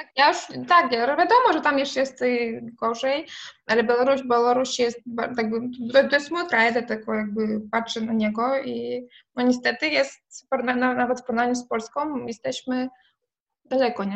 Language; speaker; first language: Polish; non-native, fluent; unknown